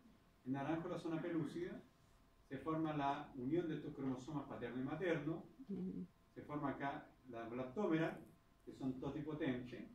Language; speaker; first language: Spanish; native; Spanish